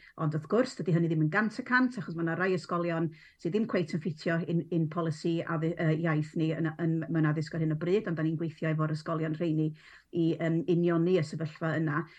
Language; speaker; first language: Welsh; non-native, local second language; English